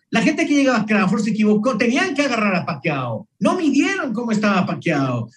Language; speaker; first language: Spanish; native; Spanish